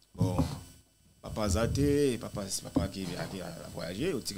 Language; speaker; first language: French; non-native, local second language; Lingala